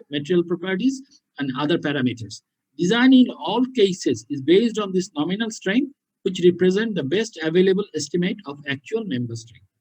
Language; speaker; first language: English; non-native, local second language; Bangla